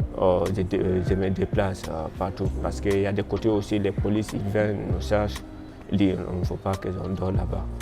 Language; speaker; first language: French; non-native, learner; Krio